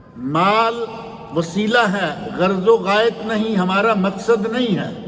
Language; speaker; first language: Urdu; native; Urdu